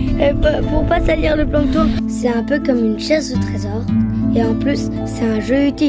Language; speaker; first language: French; native; French